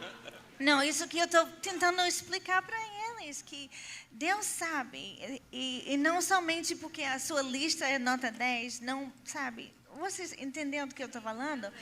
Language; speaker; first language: Portuguese; non-native, fluent; English